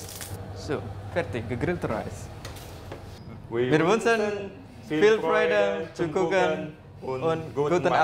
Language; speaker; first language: German; non-native, learner; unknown